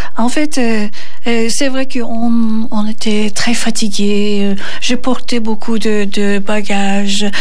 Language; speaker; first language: French; non-native, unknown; Turkish